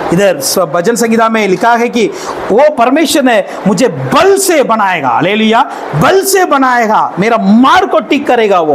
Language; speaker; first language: Hindi; non-native, local second language; Tamil